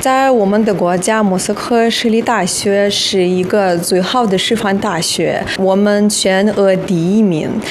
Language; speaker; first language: Chinese; non-native, fluent; Russian